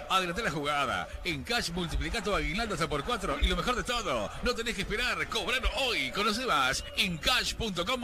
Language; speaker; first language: Spanish; native; Spanish